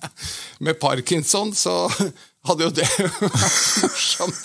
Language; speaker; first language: Norwegian; native; Norwegian